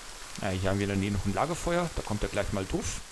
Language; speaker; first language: German; native; German